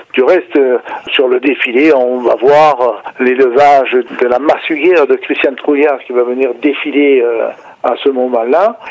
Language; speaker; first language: French; native; French